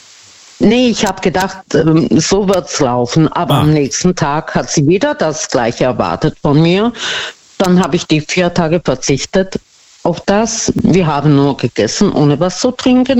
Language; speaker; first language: German; non-native, fluent; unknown